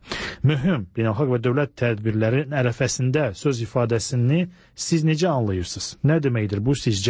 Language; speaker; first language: Azerbaijani; native; Azerbaijani